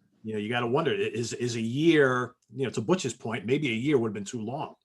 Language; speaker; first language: English; native; English